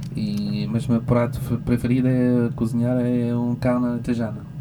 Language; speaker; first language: Portuguese; non-native, fluent; French